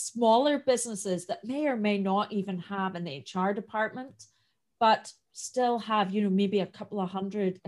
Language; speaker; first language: English; native; English